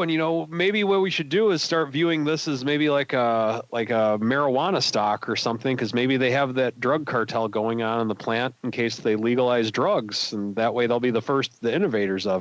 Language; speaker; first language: English; native; English